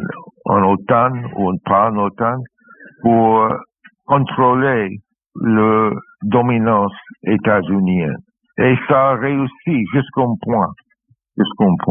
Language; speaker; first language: French; non-native, fluent; English